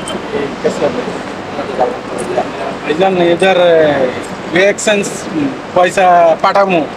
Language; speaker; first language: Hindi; non-native, learner; Bangla